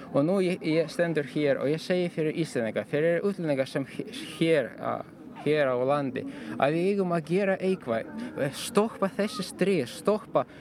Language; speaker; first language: Icelandic; non-native, learner; Ukrainian